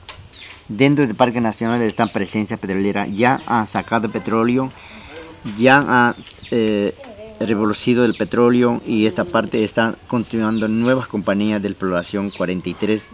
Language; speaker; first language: Spanish; non-native, local second language; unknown